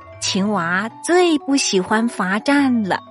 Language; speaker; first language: Chinese; native; Chinese